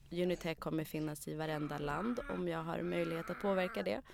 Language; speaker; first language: Swedish; early bilingual, other home language; Arabic